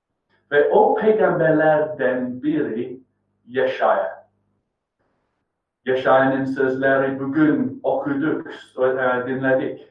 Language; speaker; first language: Turkish; non-native, fluent; English